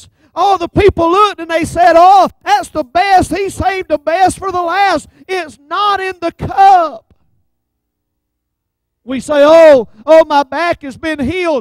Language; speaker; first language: English; native; English